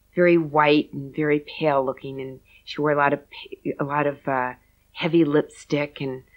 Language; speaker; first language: English; native; English